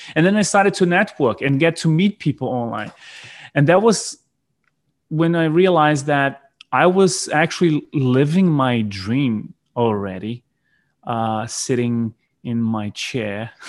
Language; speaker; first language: English; non-native, fluent; Portuguese